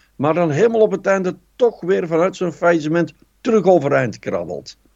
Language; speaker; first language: Dutch; native; Dutch